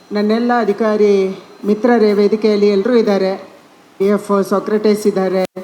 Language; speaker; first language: Kannada; non-native, local second language; Tulu